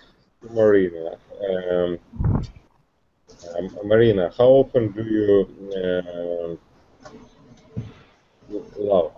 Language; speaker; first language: English; non-native, learner; Russian